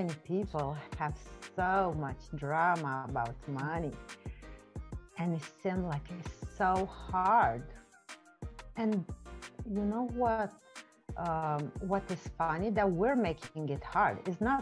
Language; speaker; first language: English; non-native, fluent; Romanian